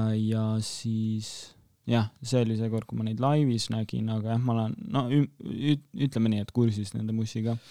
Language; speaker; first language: Estonian; native; Estonian